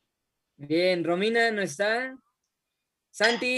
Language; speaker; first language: Spanish; native; Spanish